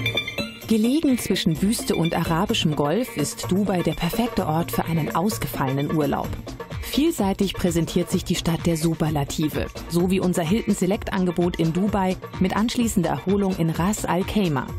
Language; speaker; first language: German; native; German